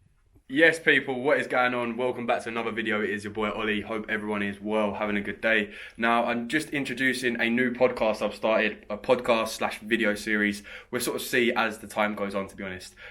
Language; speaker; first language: English; native; English